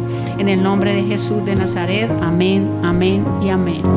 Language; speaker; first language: Spanish; native; Spanish